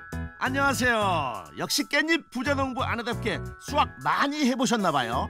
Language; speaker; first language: Korean; native; Korean